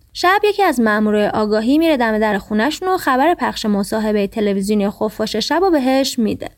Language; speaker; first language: Persian; native; Persian